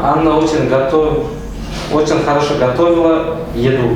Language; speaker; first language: Russian; non-native, local second language; Kazakh